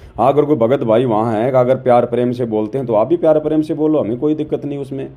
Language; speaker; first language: Hindi; native; Hindi